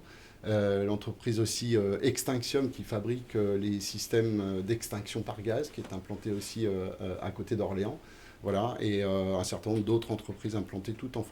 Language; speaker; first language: French; native; French